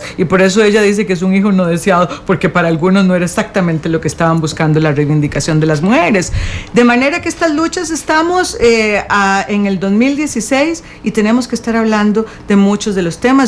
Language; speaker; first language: Spanish; native; Spanish